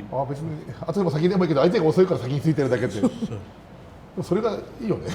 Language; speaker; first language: Japanese; native; Japanese